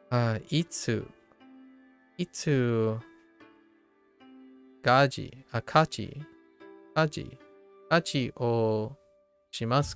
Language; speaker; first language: Japanese; non-native, learner; English